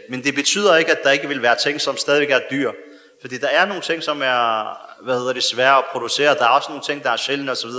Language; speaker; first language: Danish; early bilingual, other home language; Arabic